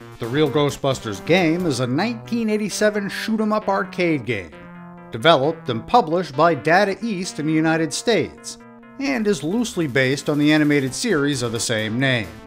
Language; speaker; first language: English; native; English